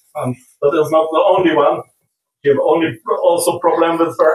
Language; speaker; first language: English; non-native, learner; German